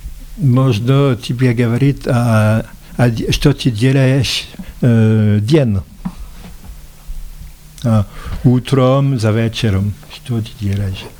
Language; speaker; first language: Russian; non-native, learner; French